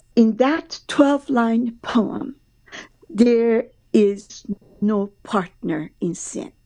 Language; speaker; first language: English; non-native, fluent; Persian